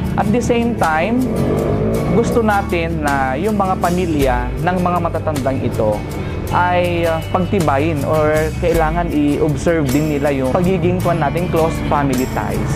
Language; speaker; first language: Filipino; native; Filipino